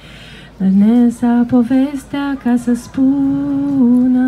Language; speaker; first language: French; early bilingual, other home language; Romanian